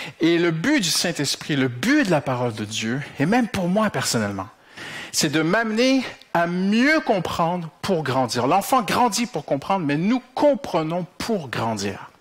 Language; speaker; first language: French; native; French